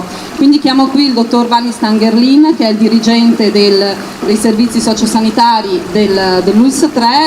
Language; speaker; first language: Italian; native; Italian